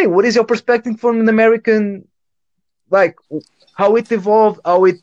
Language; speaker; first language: English; non-native, fluent; Portuguese